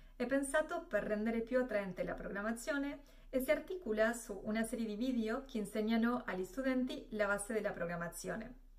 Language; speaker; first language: Italian; non-native, fluent; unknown